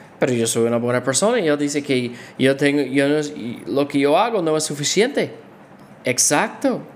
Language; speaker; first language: Spanish; non-native, fluent; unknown